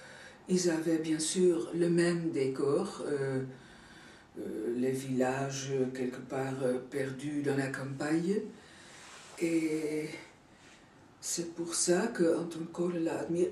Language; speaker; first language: French; non-native, fluent; Dutch